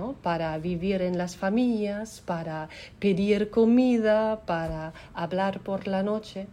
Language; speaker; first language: Spanish; non-native, fluent; German